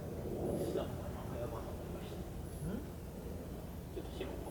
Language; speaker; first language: Japanese; native; Japanese